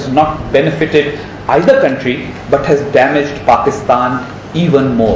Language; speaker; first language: English; non-native, local second language; Urdu